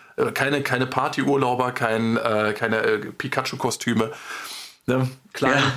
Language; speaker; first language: German; native; German